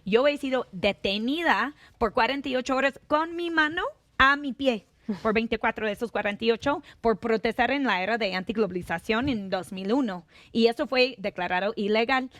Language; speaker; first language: Spanish; non-native, fluent; English